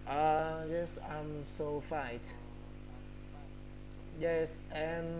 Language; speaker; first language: English; non-native, learner; Vietnamese